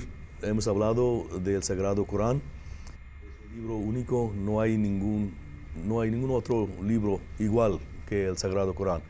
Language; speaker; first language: Spanish; non-native, fluent; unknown